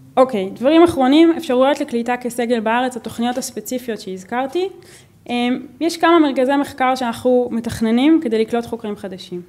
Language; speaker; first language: Hebrew; native; Hebrew